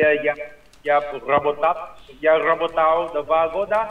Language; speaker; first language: Russian; non-native, learner; Vietnamese